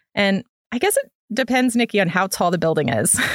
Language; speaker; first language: English; native; English